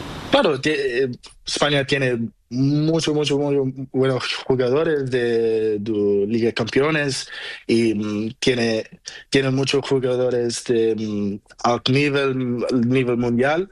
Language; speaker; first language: Spanish; non-native, learner; Portuguese